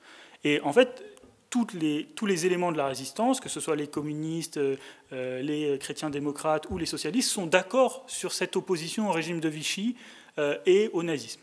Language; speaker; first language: French; native; French